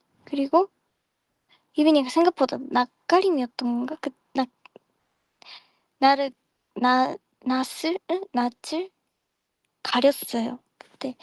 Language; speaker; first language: Korean; non-native, fluent; Japanese